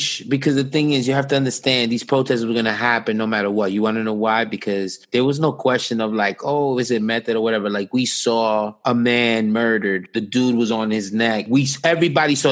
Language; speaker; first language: English; native; English